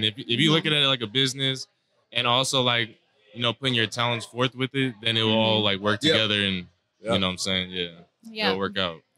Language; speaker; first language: English; native; English